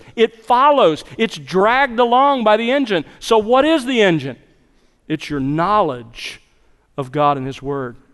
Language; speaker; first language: English; native; English